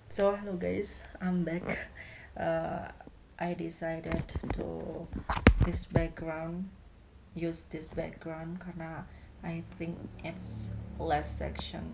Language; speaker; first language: English; non-native, learner; Indonesian